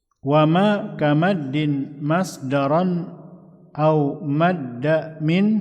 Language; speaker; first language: Arabic; non-native, fluent; Indonesian